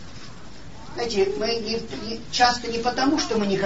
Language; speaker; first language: Polish; non-native, learner; Russian